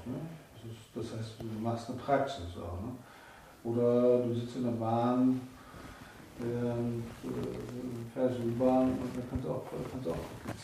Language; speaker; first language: German; native; German